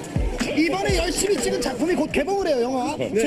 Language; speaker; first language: Korean; native; Korean